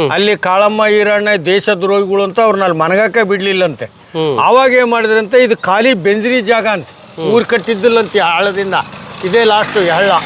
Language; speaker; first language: Kannada; native; Kannada